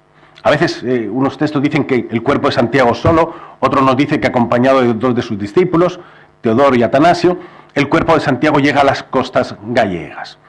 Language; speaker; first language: Spanish; native; Spanish